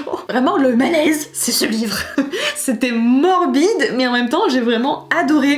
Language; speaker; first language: French; native; French